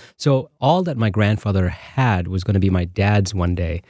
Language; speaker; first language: English; non-native, local second language; Tamil